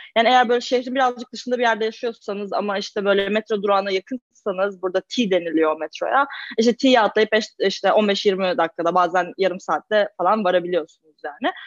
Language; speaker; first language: Turkish; native; Turkish